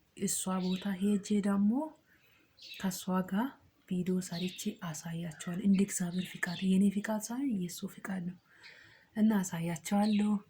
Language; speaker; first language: Amharic; non-native, local second language; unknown